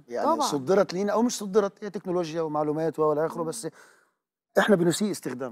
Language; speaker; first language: Arabic; native; Arabic